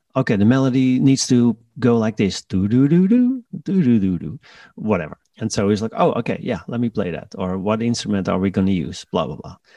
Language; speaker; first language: English; non-native, fluent; Dutch